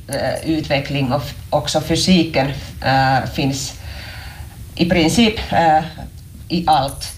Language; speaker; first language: Swedish; non-native, local second language; Finnish